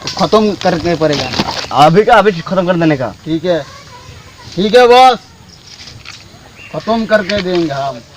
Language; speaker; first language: Hindi; non-native, local second language; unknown